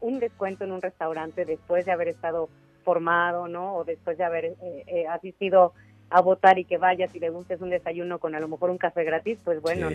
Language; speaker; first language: Spanish; native; Spanish